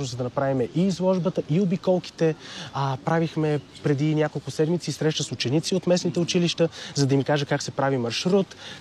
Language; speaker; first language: Bulgarian; native; Bulgarian